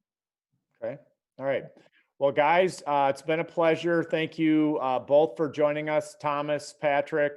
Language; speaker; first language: English; native; English